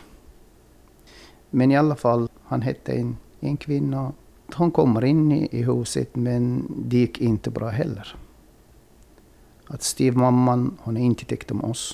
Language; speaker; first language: Swedish; non-native, fluent; Arabic